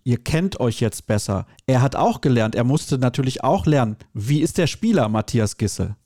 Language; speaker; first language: German; native; German